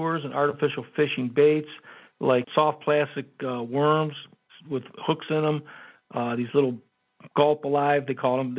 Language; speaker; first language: English; native; English